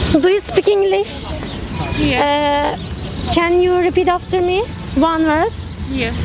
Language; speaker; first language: English; non-native, learner; Turkish